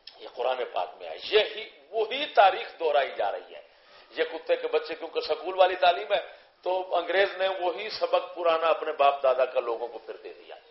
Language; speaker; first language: Urdu; non-native, local second language; Punjabi